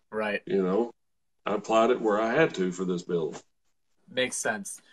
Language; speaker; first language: English; native; English